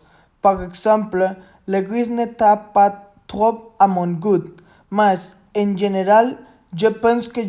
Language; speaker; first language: French; non-native, learner; Spanish